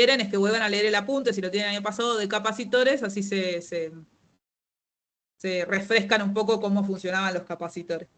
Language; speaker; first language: Spanish; native; Spanish